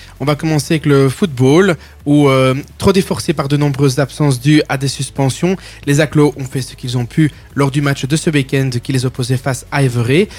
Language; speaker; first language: French; native; French